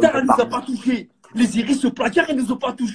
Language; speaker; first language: French; native; French